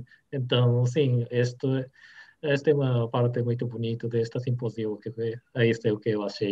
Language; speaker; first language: Portuguese; non-native, learner; Japanese